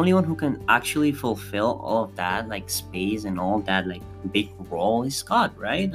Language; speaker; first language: English; non-native, fluent; Spanish